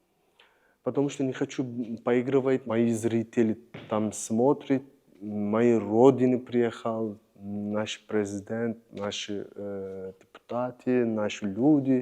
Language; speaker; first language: Russian; non-native, learner; Turkish